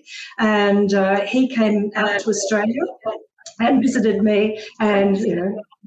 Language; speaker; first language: English; native; English